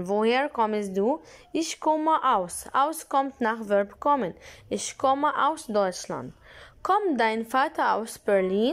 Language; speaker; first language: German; non-native, learner; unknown